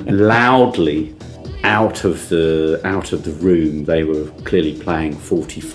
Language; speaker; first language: English; native; English